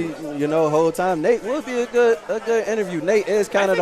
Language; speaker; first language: English; native; English